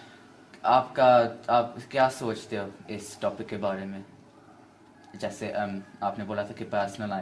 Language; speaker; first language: Hindi; early bilingual, heritage; Hindi